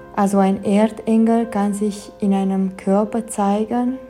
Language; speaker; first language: German; non-native, fluent; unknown